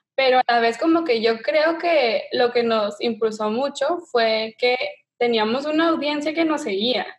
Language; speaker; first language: Spanish; native; Spanish